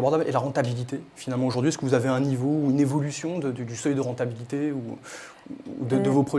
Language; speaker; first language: French; native; French